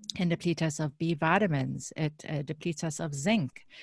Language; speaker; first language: English; native; English